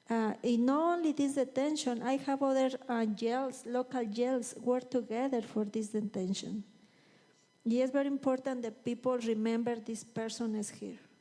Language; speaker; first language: English; non-native, learner; Spanish